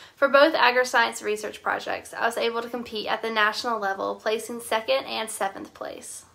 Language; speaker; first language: English; native; English